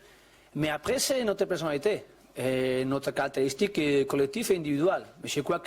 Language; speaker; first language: French; non-native, learner; Spanish